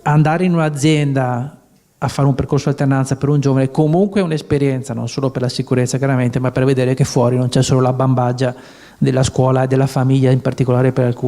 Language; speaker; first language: Italian; native; Italian